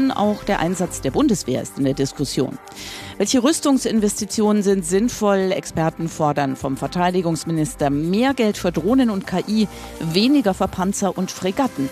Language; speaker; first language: German; native; German